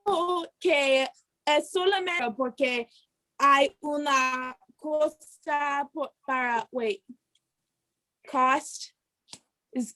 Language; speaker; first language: Spanish; non-native, learner; English